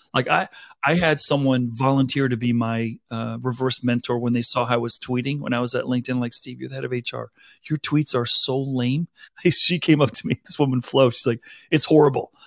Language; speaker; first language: English; native; English